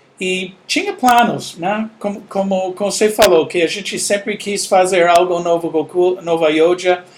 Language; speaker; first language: Portuguese; non-native, fluent; English